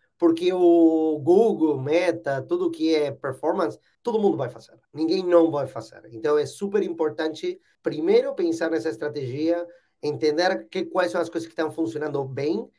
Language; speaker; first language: Portuguese; non-native, fluent; Spanish